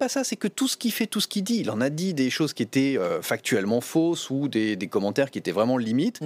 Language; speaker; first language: French; native; French